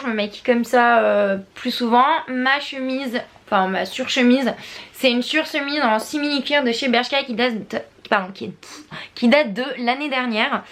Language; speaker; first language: French; native; French